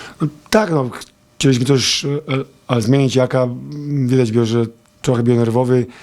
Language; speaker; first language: Polish; non-native, fluent; Serbian